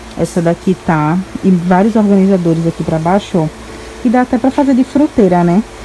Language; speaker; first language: Portuguese; native; Portuguese